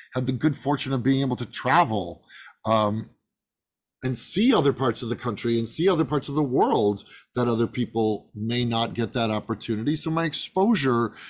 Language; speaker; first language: English; native; English